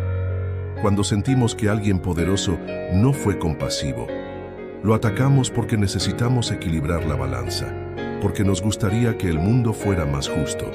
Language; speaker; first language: Spanish; native; Spanish